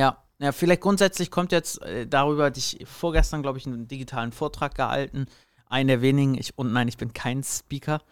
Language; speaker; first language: German; native; German